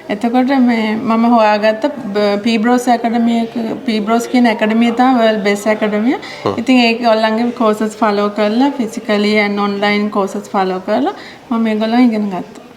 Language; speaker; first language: Sinhala; native; Sinhala